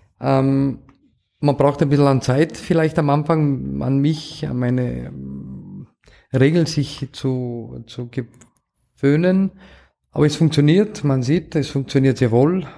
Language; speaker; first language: German; non-native, fluent; Romanian